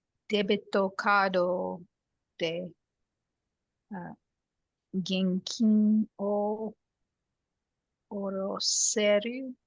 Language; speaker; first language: Japanese; non-native, learner; English